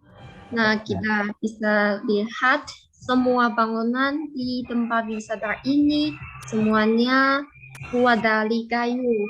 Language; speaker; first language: Indonesian; non-native, fluent; Chinese